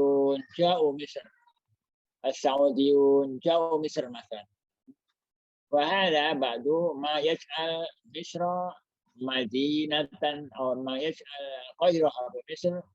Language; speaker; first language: Arabic; non-native, fluent; Indonesian